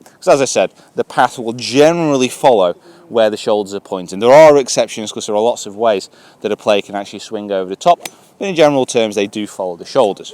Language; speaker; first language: English; native; English